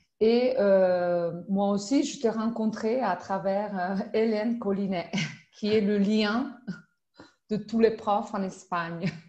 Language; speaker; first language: French; non-native, fluent; Spanish